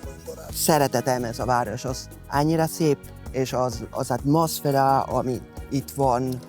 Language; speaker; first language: Hungarian; non-native, fluent; Spanish